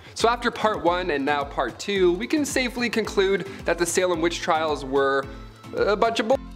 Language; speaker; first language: English; native; English